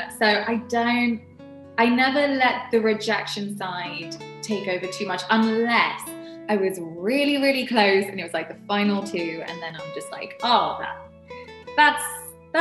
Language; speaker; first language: English; native; English